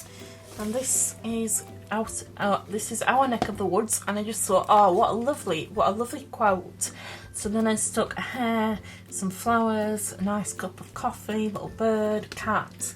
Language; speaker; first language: English; native; English